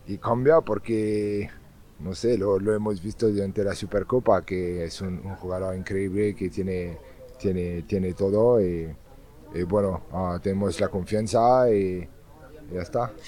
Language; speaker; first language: Spanish; non-native, learner; French